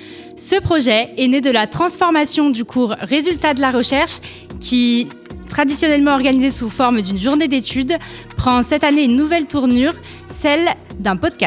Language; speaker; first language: French; native; French